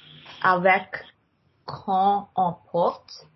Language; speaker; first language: French; non-native, learner; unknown